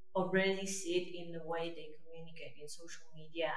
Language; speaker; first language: English; non-native, fluent; French